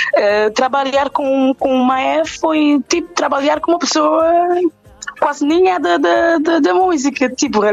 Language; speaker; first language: Portuguese; non-native, local second language; Kabuverdianu